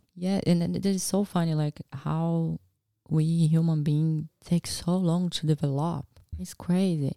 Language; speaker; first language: English; non-native, learner; Portuguese